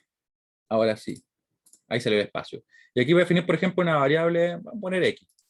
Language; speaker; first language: Spanish; native; Spanish